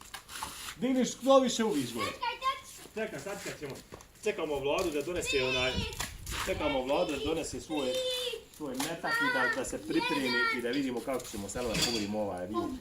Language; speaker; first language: Bosnian; native; Bosnian